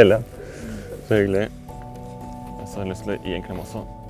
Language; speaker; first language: Norwegian; native; Norwegian